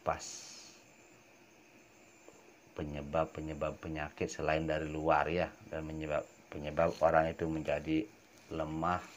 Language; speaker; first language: Indonesian; native; Indonesian